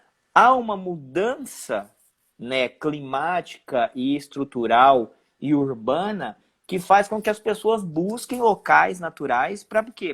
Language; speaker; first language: Portuguese; native; Portuguese